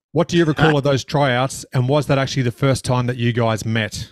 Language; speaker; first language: English; native; English